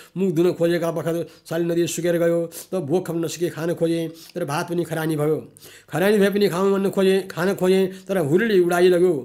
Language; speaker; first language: Nepali; native; Nepali